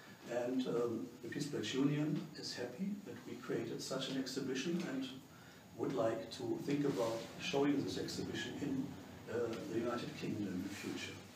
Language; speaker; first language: English; non-native, fluent; German